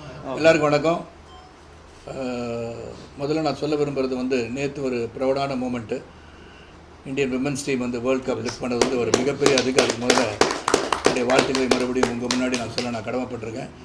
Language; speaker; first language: Tamil; native; Tamil